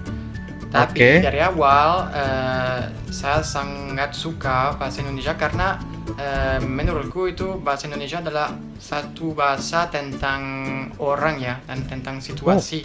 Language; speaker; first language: Indonesian; non-native, fluent; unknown